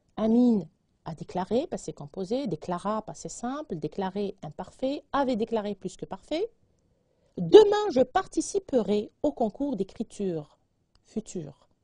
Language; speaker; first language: French; non-native, local second language; Arabic